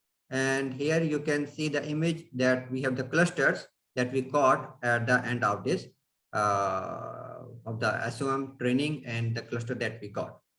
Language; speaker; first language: English; non-native, fluent; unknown